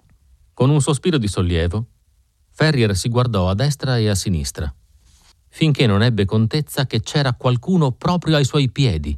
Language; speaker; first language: Italian; native; Italian